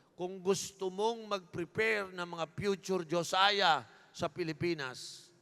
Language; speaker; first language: Filipino; native; Filipino